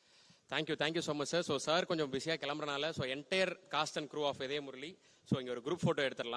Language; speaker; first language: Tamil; native; Tamil